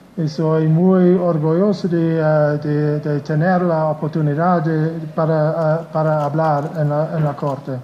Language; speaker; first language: Spanish; non-native, learner; English